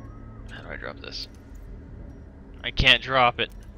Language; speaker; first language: English; native; English